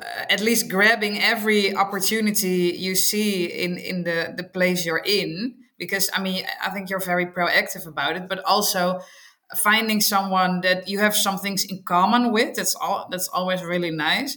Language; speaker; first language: English; non-native, fluent; Dutch